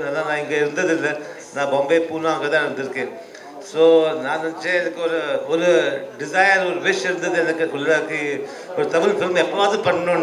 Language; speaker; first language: Tamil; early bilingual, other home language; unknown